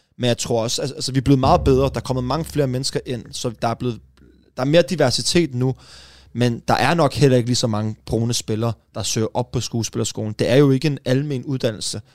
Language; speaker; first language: Danish; early bilingual, other home language; Persian